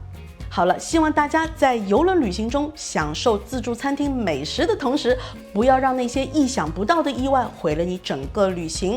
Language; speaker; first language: Chinese; native; Chinese